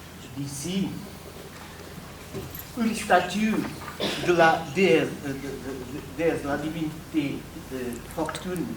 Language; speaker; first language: French; non-native, fluent; Portuguese